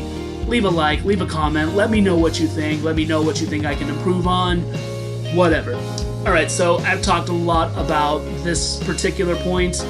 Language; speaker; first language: English; native; English